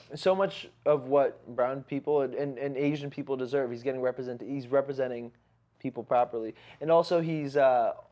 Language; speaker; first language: English; early bilingual, other home language; Hindi